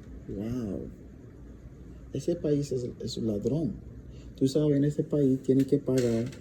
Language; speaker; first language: Spanish; non-native, learner; English